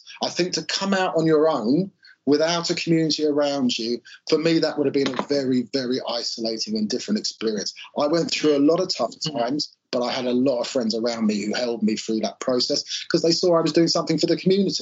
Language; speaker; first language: English; native; English